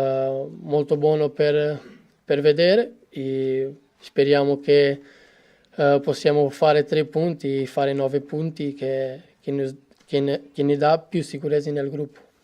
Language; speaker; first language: Italian; non-native, fluent; Portuguese